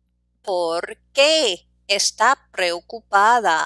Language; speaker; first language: Spanish; non-native, fluent; English